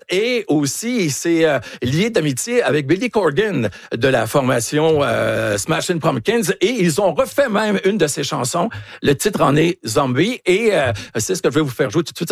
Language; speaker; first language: French; native; French